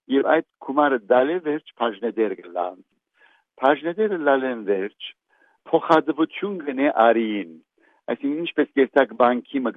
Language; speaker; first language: Armenian; native; Armenian